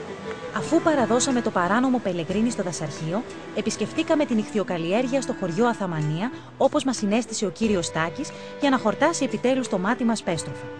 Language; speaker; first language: Greek; native; Greek